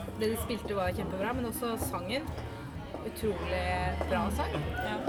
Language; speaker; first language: Norwegian; native; Norwegian